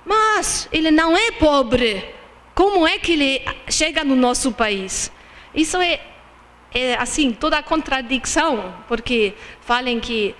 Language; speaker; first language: Portuguese; non-native, fluent; German